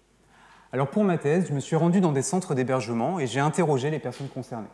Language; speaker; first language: French; native; French